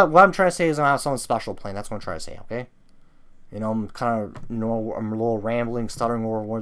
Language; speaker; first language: English; native; English